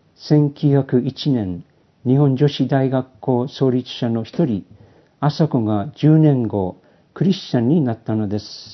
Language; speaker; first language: Japanese; early bilingual, heritage; Japanese